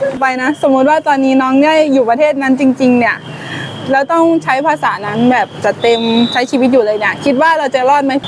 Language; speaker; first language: Thai; native; Thai